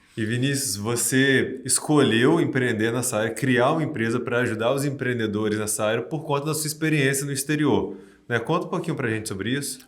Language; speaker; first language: Portuguese; native; Portuguese